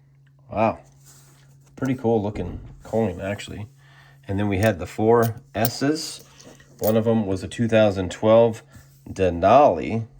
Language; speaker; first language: English; native; English